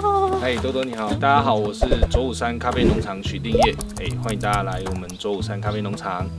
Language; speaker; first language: Chinese; native; Chinese